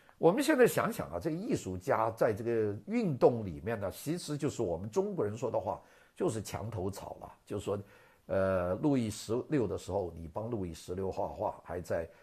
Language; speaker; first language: Chinese; non-native, local second language; Cantonese